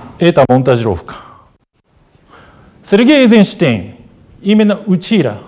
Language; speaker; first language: Russian; non-native, fluent; Japanese